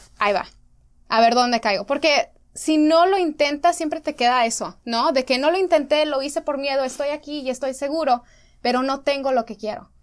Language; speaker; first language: Spanish; early bilingual, other home language; English